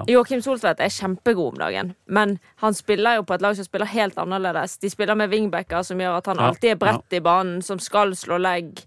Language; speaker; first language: Norwegian; native; Norwegian